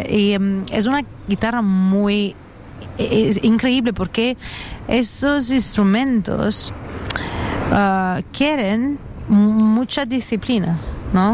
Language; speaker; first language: Spanish; non-native, fluent; Italian